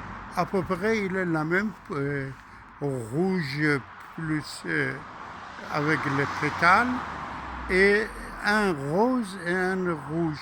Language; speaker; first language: French; non-native, fluent; Persian